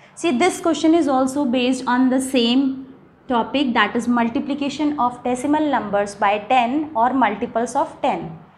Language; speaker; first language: English; non-native, local second language; Hindi